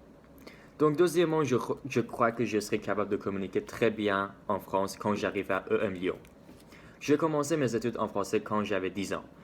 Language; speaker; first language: French; non-native, learner; Persian